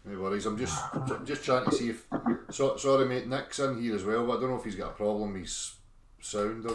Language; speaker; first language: English; native; English